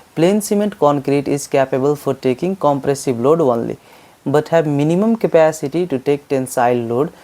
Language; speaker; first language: English; non-native, local second language; Nepali